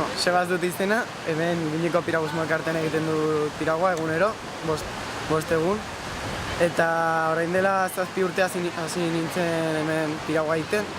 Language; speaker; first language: Basque; non-native, local second language; Spanish